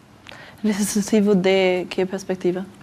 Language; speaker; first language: Spanish; non-native, learner; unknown